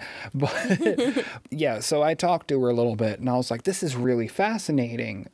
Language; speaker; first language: English; native; English